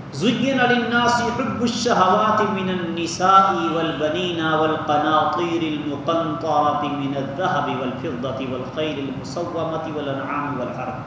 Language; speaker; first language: Urdu; non-native, local second language; Punjabi